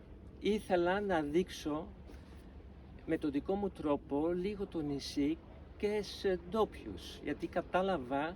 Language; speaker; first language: Greek; non-native, fluent; Dutch